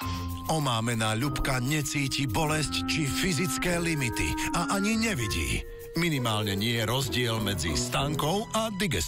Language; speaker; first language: Slovak; native; Slovak